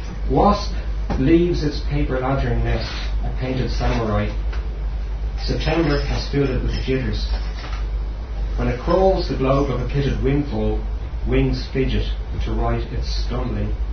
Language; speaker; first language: English; native; English